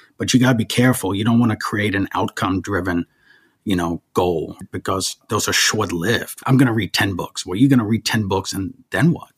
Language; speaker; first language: English; early bilingual, other home language; German